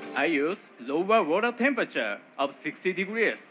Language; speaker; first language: English; non-native, learner; Japanese